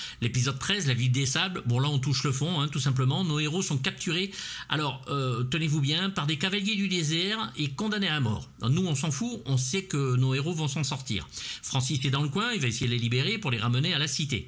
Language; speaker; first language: French; native; French